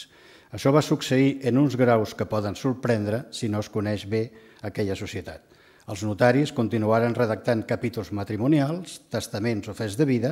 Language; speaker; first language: Catalan; native; Catalan